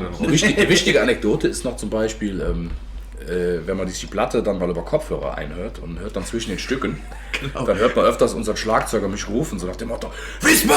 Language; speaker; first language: German; native; German